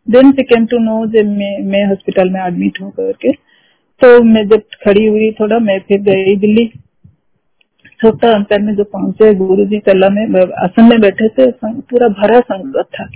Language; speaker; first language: Hindi; non-native, local second language; Odia